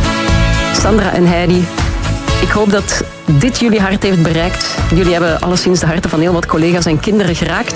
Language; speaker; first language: Dutch; native; Dutch